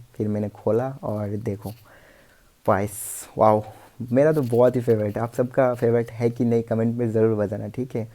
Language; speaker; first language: Hindi; non-native, local second language; Bangla